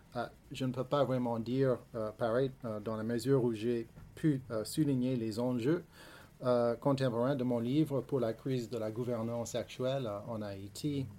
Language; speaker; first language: French; non-native, fluent; English